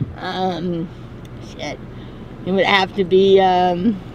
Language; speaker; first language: English; native; English